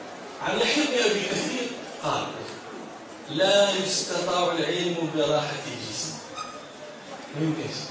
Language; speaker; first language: Arabic; native; Arabic